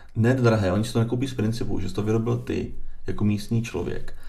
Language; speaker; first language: Czech; native; Czech